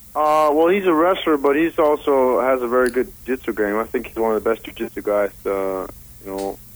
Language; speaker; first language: English; non-native, fluent; Danish